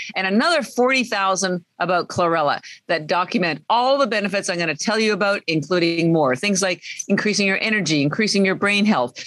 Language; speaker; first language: English; native; English